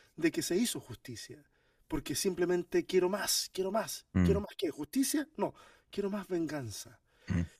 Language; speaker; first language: Spanish; native; Spanish